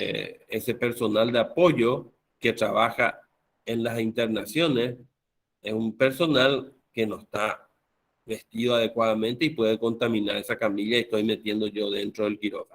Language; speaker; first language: Spanish; native; Spanish